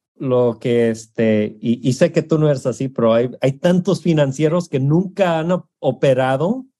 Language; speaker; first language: Spanish; early bilingual, heritage; Spanish